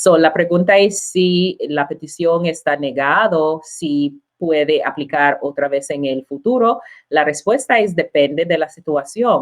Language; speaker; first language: Spanish; non-native, learner; English